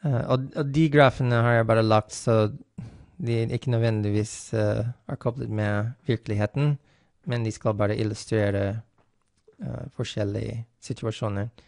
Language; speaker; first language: Norwegian; non-native, fluent; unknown